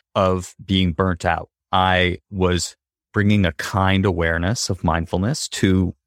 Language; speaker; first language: English; native; English